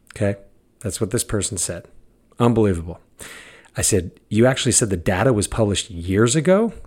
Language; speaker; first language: English; native; English